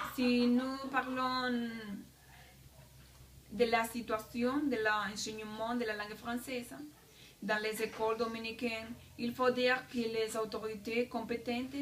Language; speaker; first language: French; non-native, learner; Spanish